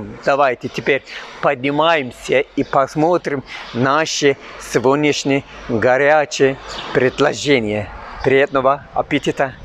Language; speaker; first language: Russian; non-native, learner; Turkish